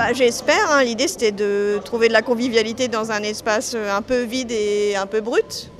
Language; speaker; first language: French; native; French